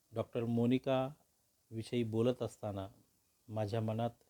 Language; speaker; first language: Hindi; native; Hindi